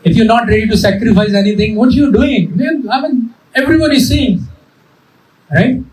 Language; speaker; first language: English; non-native, local second language; Urdu